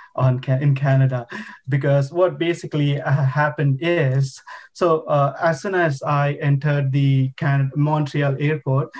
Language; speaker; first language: English; non-native, local second language; Telugu